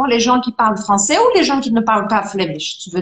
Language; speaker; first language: French; non-native, fluent; Portuguese